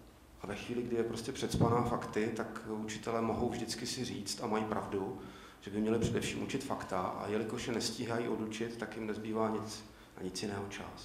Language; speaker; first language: Czech; native; Czech